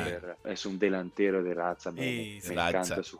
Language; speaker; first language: Spanish; non-native, fluent; Italian